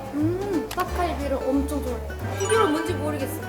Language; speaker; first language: Korean; non-native, fluent; Arabic